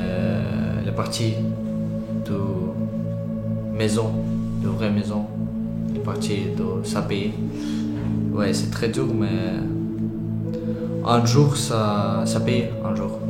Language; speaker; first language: French; non-native, learner; Ukrainian